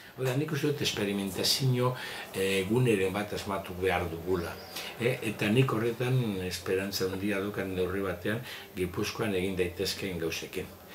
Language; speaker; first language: Basque; non-native, local second language; Spanish